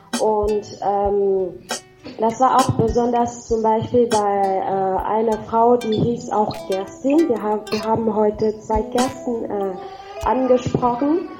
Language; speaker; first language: German; non-native, fluent; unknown